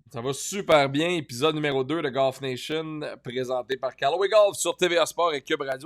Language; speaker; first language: French; native; French